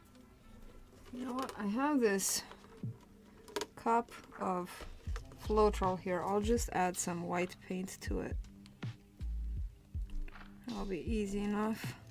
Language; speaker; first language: English; non-native, fluent; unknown